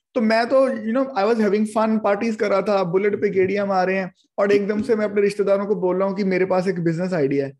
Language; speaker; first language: Hindi; native; Hindi